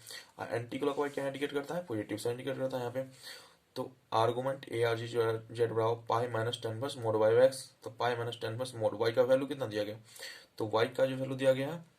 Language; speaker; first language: Hindi; native; Hindi